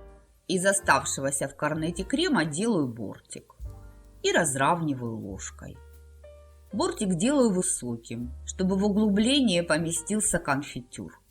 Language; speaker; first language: Russian; native; Russian